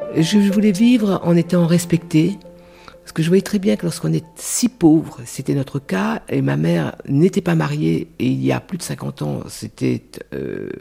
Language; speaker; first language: French; non-native, local second language; Réunion Creole French